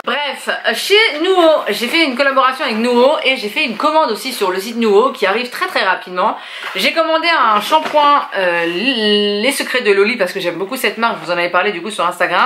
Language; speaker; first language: French; native; French